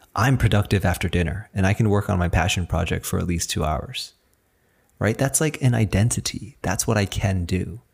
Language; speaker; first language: English; early bilingual, other home language; Chinese